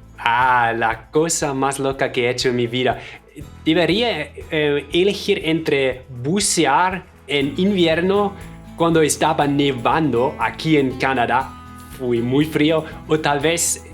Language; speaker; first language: Spanish; non-native, fluent; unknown